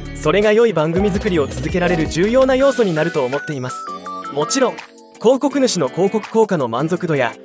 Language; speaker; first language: Japanese; native; Japanese